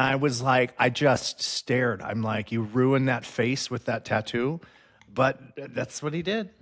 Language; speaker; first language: English; native; English